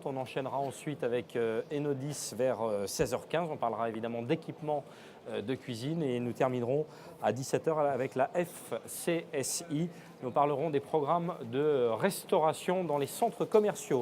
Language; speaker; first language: French; native; French